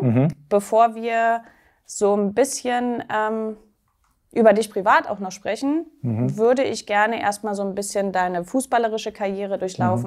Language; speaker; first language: German; native; German